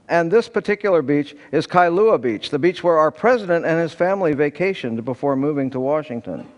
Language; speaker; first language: English; native; English